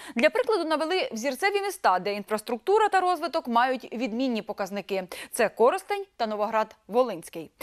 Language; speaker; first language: Ukrainian; native; Ukrainian